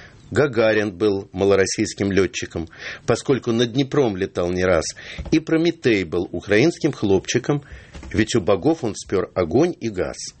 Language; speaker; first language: Russian; native; Russian